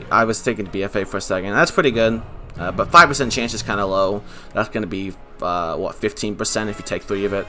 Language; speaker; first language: English; native; English